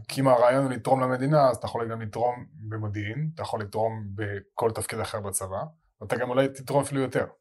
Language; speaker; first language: Hebrew; native; Hebrew